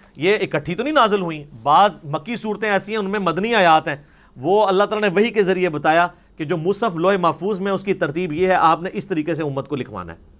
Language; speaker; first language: Urdu; non-native, local second language; Punjabi